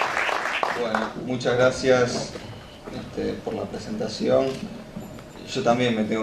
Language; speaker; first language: Spanish; native; Spanish